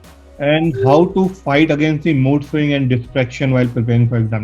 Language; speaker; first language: English; non-native, local second language; Hindi